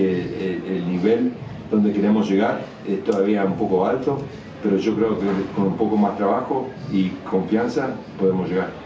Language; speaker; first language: Spanish; early bilingual, heritage; English